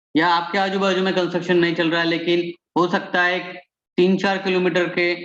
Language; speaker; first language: Hindi; non-native, local second language; Marathi